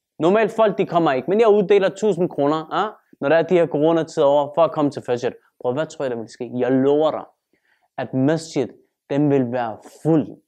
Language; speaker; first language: Danish; early bilingual, other home language; Turkish